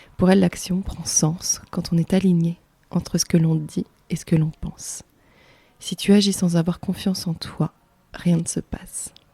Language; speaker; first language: French; native; French